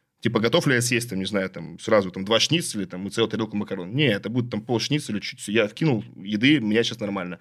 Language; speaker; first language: Russian; native; Russian